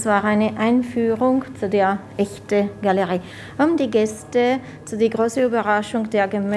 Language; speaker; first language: German; non-native, fluent; Italian